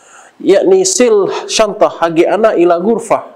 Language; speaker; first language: Arabic; non-native, learner; Indonesian